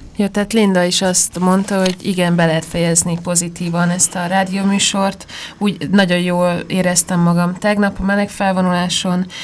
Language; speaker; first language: Hungarian; native; Hungarian